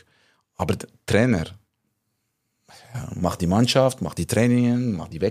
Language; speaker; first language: German; non-native, local second language; French